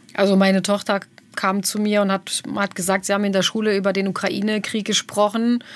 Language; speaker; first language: German; early bilingual, other home language; Bosnian